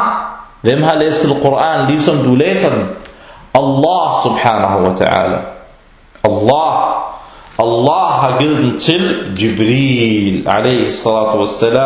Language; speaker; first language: Danish; early bilingual, other home language; Arabic